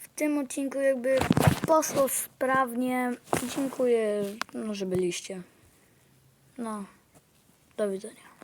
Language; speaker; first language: Polish; native; Polish